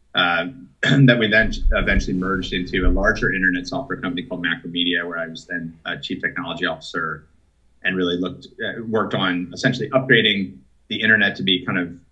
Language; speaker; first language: English; native; English